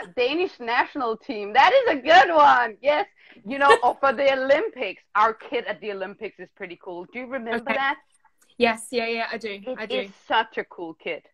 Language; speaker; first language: English; non-native, fluent; Danish